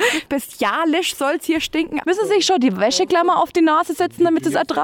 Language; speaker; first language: German; native; German